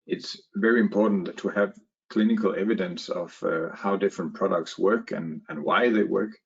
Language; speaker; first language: English; non-native, fluent; Danish